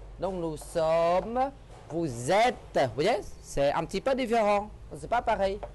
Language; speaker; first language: French; non-native, fluent; Khmer